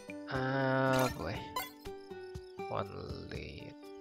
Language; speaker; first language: English; non-native, local second language; Malay